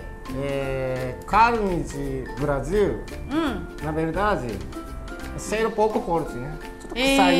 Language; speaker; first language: Portuguese; non-native, learner; Japanese